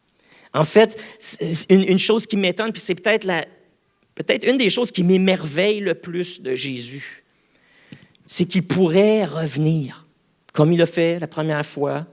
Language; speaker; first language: French; native; French